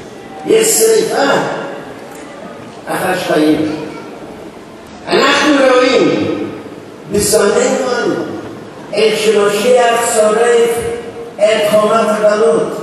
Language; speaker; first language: Hebrew; non-native, fluent; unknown